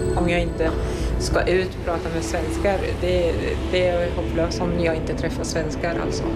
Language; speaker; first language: Swedish; non-native, fluent; Arabic